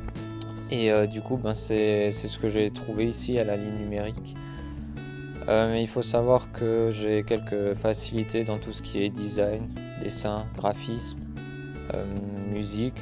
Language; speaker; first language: French; native; French